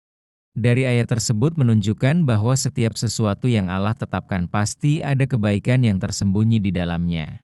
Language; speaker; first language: Indonesian; native; Indonesian